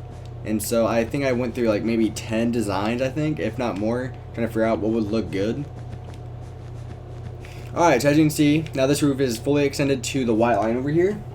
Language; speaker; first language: English; native; English